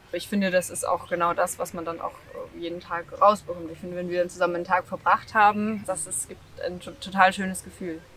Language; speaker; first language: German; native; German